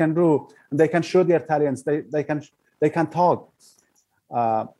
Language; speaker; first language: English; non-native, learner; Persian